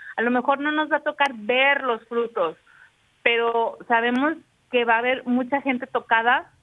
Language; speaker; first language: Spanish; native; Spanish